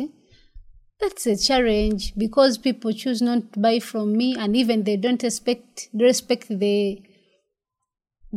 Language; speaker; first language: English; non-native, local second language; Ganda